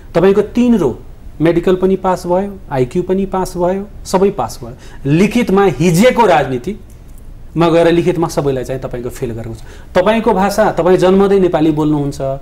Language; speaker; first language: Nepali; non-native, local second language; Maithili